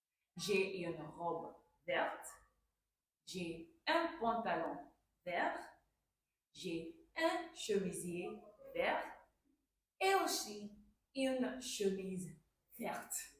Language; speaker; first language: French; non-native, fluent; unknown